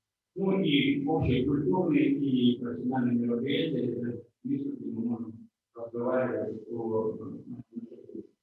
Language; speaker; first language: Russian; native; Russian